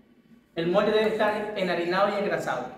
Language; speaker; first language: Spanish; native; Spanish